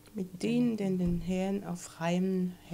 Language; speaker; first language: German; non-native, fluent; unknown